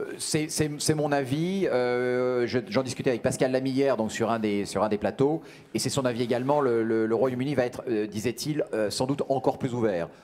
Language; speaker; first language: French; native; French